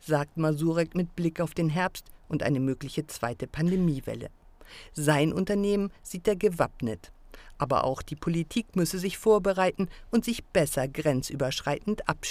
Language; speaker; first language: German; native; German